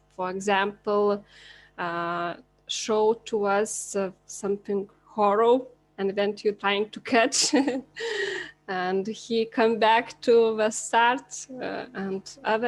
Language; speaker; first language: English; non-native, learner; Lithuanian